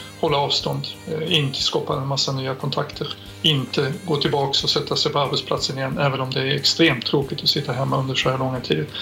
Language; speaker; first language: Swedish; native; Swedish